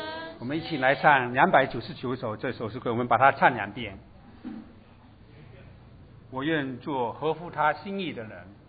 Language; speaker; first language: Chinese; native; Chinese